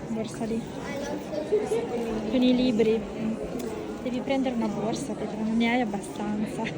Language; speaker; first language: Italian; native; Italian